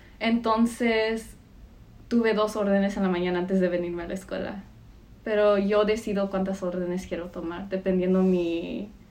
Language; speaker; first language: Spanish; early bilingual, heritage; Spanish